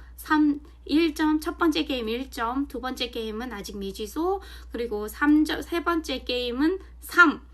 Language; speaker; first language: Korean; non-native, fluent; Mongolian